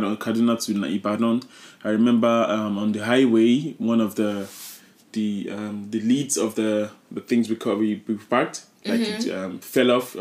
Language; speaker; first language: English; non-native, local second language; Yoruba